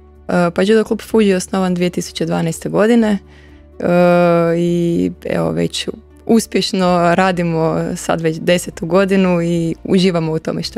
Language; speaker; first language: Croatian; native; Croatian